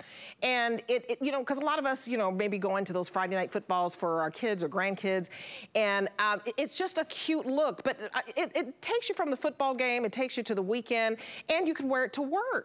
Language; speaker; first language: English; native; English